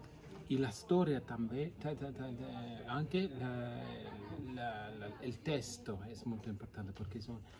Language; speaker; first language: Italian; non-native, learner; Norwegian